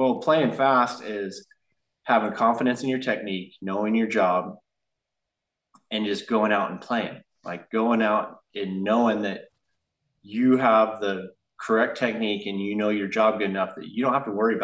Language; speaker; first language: English; native; English